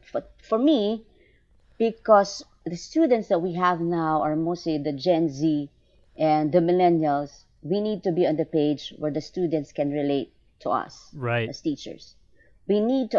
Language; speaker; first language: English; non-native, local second language; Filipino